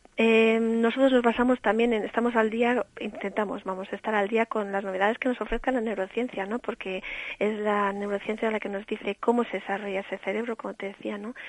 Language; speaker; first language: Spanish; early bilingual, heritage; Spanish